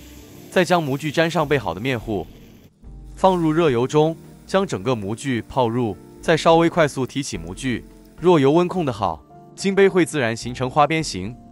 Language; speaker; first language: Chinese; native; Chinese